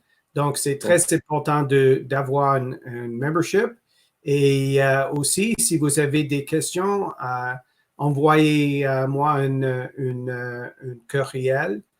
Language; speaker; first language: French; non-native, local second language; English